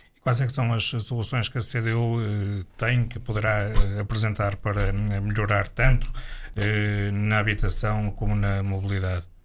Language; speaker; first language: Portuguese; native; Portuguese